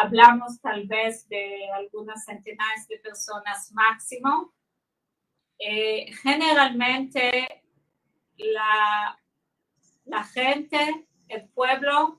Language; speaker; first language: Spanish; non-native, fluent; Hebrew